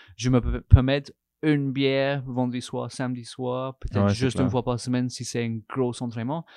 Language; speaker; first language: French; non-native, fluent; English